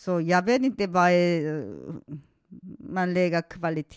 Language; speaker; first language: Swedish; non-native, fluent; Korean